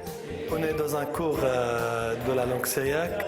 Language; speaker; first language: French; non-native, fluent; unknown